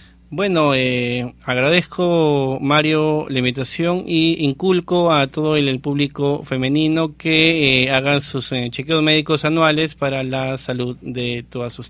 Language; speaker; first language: Spanish; native; Spanish